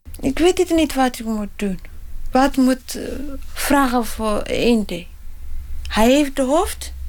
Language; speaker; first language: Dutch; non-native, learner; Tigrinya